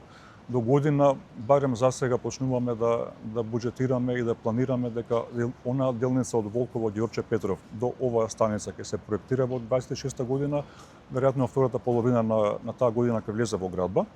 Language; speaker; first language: Macedonian; native; Macedonian